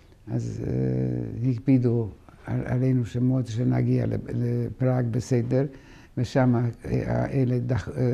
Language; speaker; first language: Hebrew; non-native, fluent; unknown